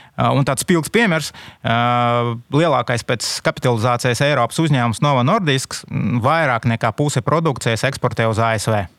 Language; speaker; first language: Latvian; non-native, local second language; Russian